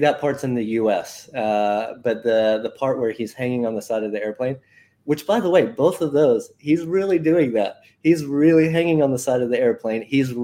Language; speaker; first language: English; native; English